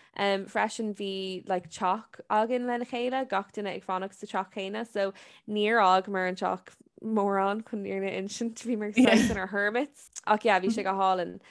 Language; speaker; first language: Irish; non-native, local second language; English